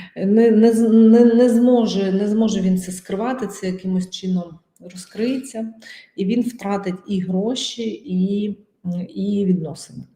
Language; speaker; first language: Ukrainian; non-native, local second language; Russian